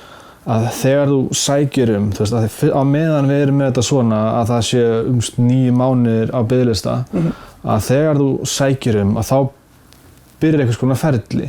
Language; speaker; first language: Icelandic; native; Icelandic